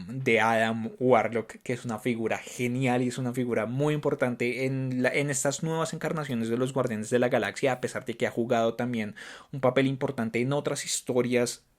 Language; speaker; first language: Spanish; native; Spanish